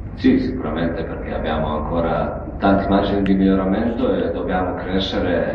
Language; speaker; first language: Italian; non-native, fluent; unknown